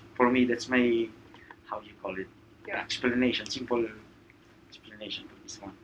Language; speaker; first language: English; non-native, local second language; Filipino